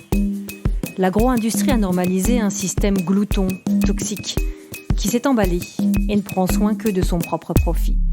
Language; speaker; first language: French; native; French